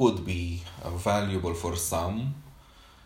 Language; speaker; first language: English; non-native, fluent; Romanian